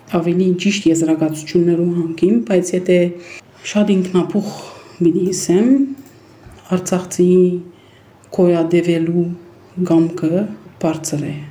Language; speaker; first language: Armenian; early bilingual, heritage; Armenian